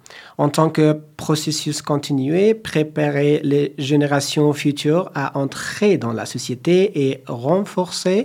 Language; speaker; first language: French; non-native, fluent; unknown